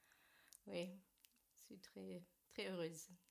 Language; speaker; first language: French; non-native, learner; German